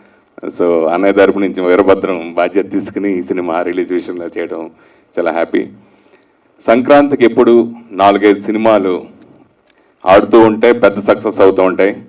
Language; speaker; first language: Telugu; native; Telugu